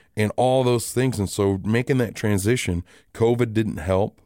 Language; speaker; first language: English; native; English